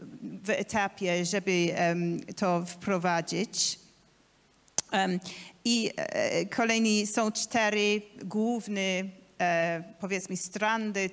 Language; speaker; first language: Polish; non-native, learner; English